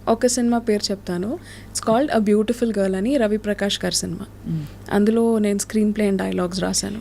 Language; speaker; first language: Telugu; native; Telugu